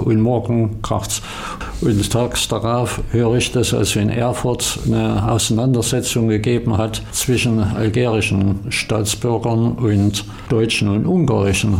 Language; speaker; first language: German; native; German